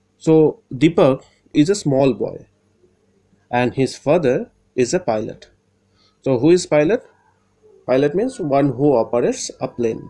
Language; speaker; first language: English; non-native, local second language; Bangla